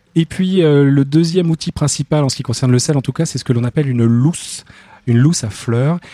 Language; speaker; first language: French; native; French